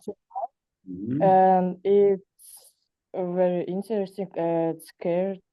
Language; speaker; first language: English; non-native, learner; Russian